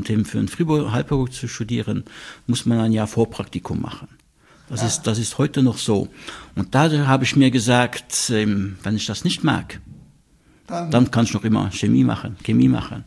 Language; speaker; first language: German; non-native, local second language; Luxembourgish